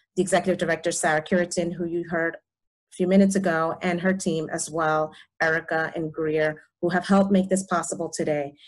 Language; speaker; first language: English; early bilingual, other home language; Spanish